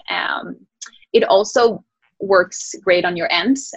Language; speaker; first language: English; early bilingual, other home language; Spanish